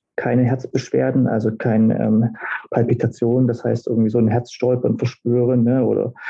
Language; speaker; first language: German; native; German